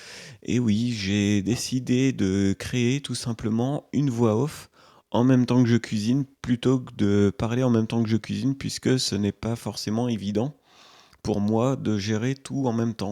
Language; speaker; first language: French; native; French